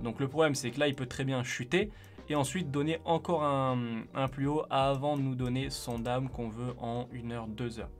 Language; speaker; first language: French; native; French